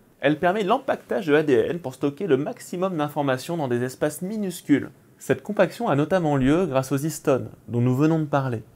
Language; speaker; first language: French; native; French